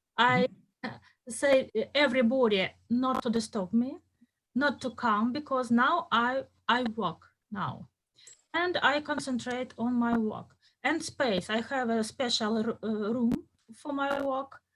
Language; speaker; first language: English; non-native, fluent; Russian